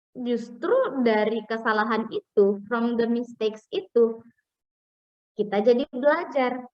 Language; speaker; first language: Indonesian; non-native, local second language; Buginese